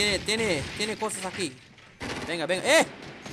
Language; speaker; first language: Spanish; non-native, learner; Portuguese